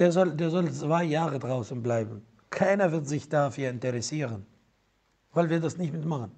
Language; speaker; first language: German; non-native, fluent; Arabic